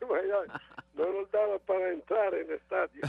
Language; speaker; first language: Spanish; non-native, learner; Serbian